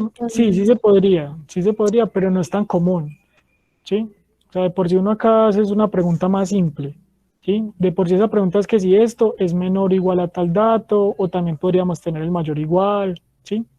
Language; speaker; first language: Spanish; native; Spanish